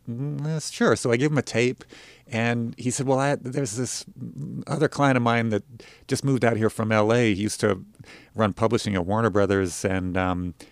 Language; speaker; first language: English; native; English